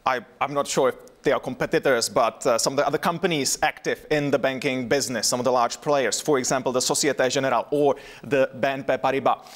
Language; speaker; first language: English; non-native, fluent; Czech